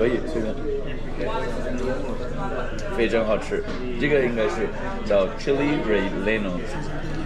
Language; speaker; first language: Chinese; non-native, fluent; English